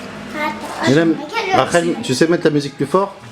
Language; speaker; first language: French; native; French